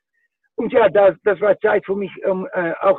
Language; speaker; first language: German; non-native, fluent; Dutch